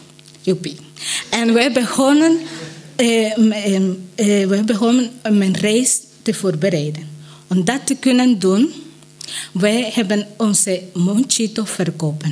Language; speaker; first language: Dutch; non-native, learner; Spanish